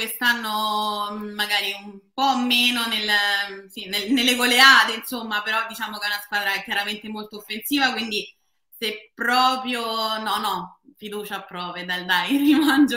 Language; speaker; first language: Italian; native; Italian